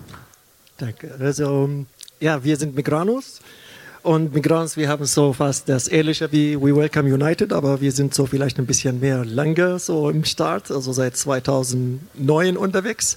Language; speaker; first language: German; non-native, learner; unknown